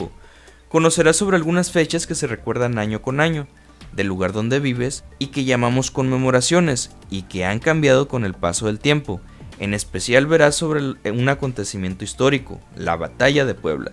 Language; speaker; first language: Spanish; native; Spanish